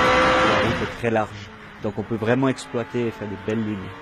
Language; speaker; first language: French; native; French